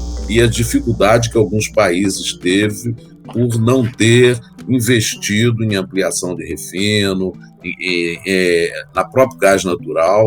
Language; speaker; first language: Portuguese; native; Portuguese